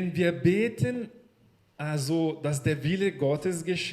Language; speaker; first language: German; non-native, learner; Portuguese